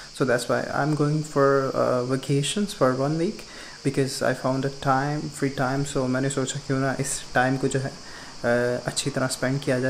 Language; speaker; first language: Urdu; non-native, local second language; Punjabi